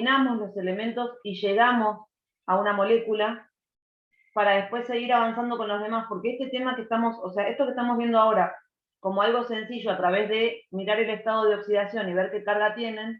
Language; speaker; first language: Spanish; native; Spanish